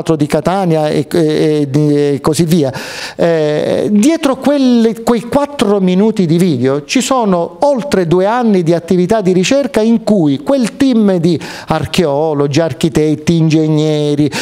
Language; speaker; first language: Italian; native; Italian